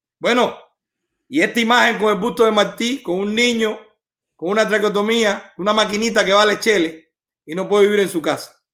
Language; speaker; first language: Spanish; native; Spanish